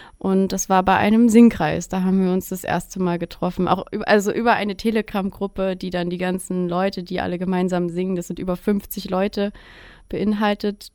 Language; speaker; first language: German; early bilingual, other home language; Russian